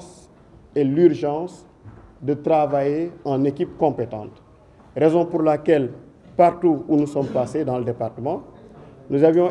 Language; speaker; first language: French; non-native, local second language; Wolof